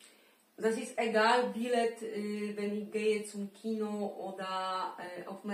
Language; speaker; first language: German; non-native, learner; Polish